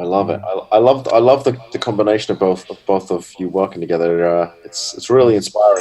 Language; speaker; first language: English; native; English